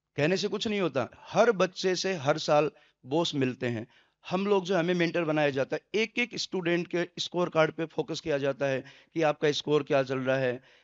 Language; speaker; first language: Hindi; native; Hindi